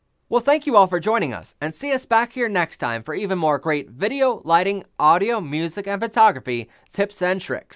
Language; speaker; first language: English; native; English